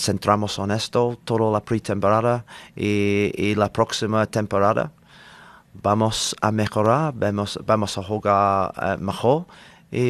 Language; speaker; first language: Spanish; non-native, learner; English